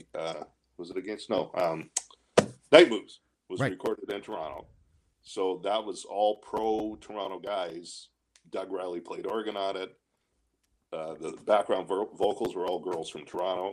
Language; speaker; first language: English; native; English